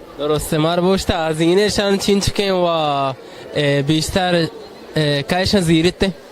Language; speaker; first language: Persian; non-native, local second language; Baluchi